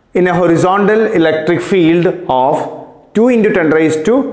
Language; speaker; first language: English; non-native, local second language; Malayalam